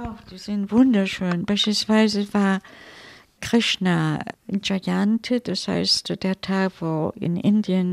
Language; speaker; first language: German; non-native, fluent; Italian